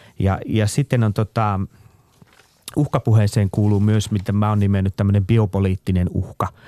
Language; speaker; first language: Finnish; native; Finnish